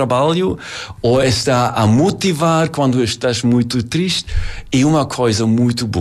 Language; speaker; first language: Portuguese; non-native, learner; German